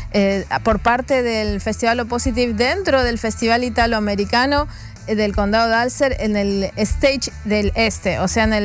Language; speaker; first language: Spanish; native; Spanish